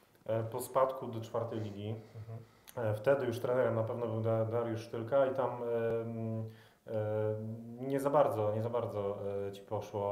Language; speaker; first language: Polish; native; Polish